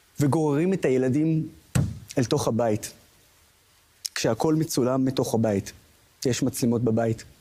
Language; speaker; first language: Hebrew; non-native, local second language; Arabic